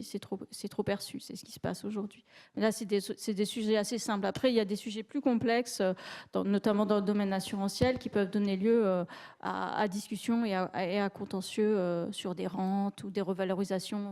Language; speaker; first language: French; native; French